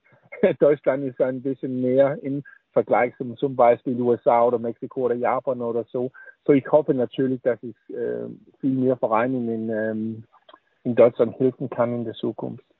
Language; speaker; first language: German; non-native, learner; Danish